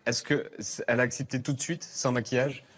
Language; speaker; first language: French; native; French